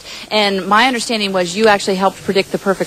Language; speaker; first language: English; native; English